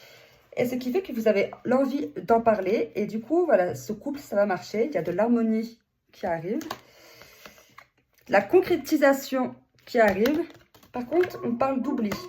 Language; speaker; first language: French; native; French